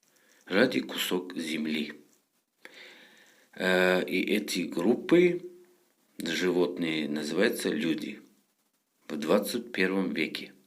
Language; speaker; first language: Russian; non-native, fluent; Tajik